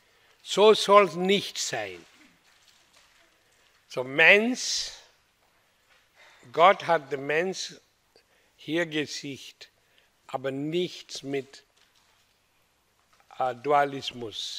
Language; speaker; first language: German; non-native, learner; Hindi